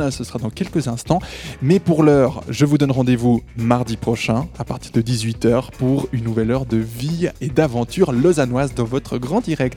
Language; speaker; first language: French; native; French